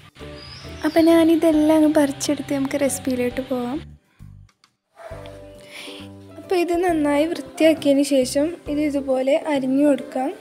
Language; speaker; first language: Malayalam; native; Malayalam